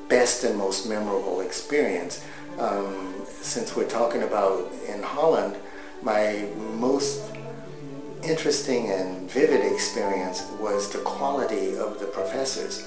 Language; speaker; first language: English; native; English